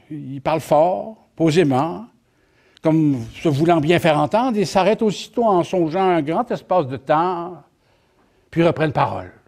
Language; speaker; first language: French; native; French